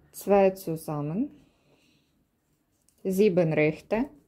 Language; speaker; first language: German; non-native, learner; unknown